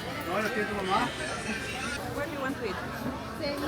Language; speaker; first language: English; non-native, fluent; Spanish